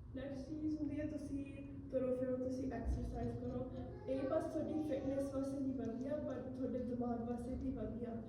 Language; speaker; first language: Punjabi; early bilingual, heritage; Punjabi